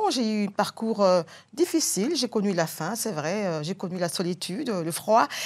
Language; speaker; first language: French; non-native, local second language; Bambara